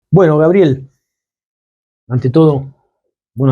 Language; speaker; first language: Spanish; native; Spanish